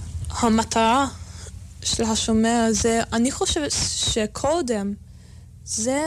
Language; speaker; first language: Hebrew; non-native, fluent; English